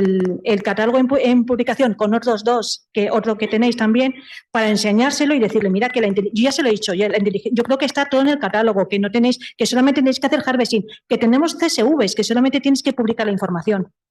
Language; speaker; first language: Spanish; native; Spanish